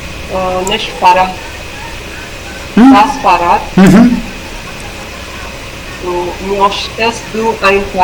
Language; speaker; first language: German; non-native, learner; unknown